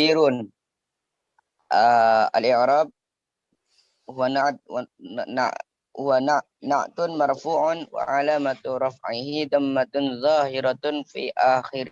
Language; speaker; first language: Arabic; non-native, learner; Indonesian